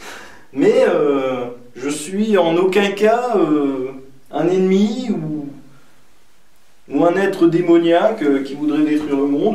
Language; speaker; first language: French; native; French